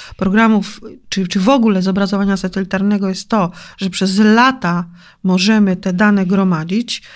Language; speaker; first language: Polish; native; Polish